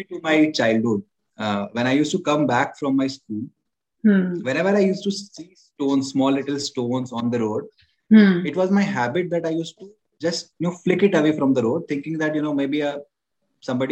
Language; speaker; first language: English; non-native, local second language; Hindi